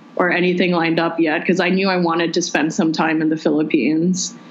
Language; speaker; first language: English; early bilingual, other home language; Cebuano